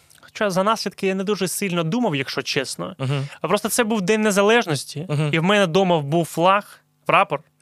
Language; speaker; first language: Ukrainian; non-native, local second language; Russian